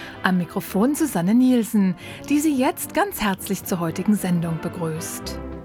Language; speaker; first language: German; native; German